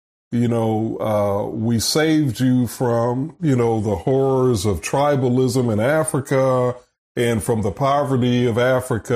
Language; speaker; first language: English; native; English